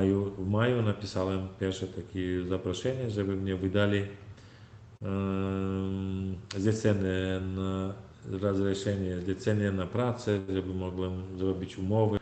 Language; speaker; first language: Polish; non-native, learner; Turkmen